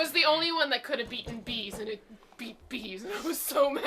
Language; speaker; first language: English; native; English